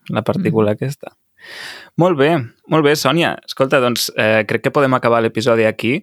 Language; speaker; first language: Catalan; native; Catalan